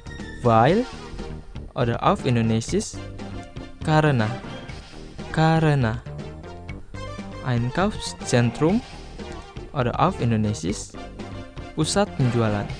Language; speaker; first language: German; non-native, fluent; Indonesian